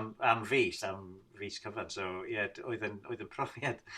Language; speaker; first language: Welsh; non-native, fluent; English